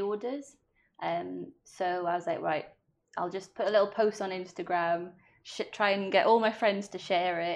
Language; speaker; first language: English; non-native, local second language; Welsh